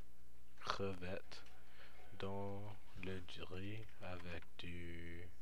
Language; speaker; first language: French; non-native, learner; English